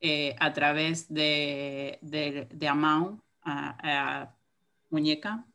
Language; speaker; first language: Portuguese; non-native, fluent; Spanish